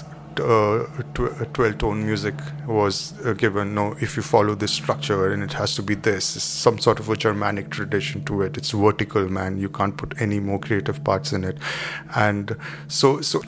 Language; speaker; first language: English; non-native, local second language; Hindi